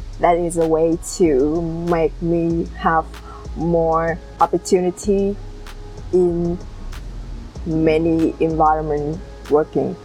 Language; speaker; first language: English; non-native, learner; Vietnamese